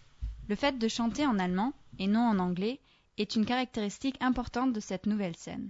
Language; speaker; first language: French; native; French